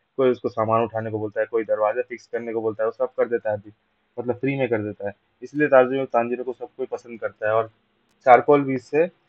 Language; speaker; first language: Hindi; non-native, local second language; Bangla